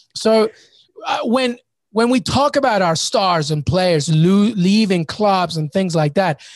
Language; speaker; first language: English; early bilingual, other home language; Spanish